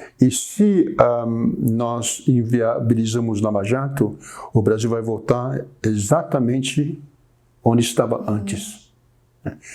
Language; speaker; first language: Portuguese; early bilingual, other home language; Chinese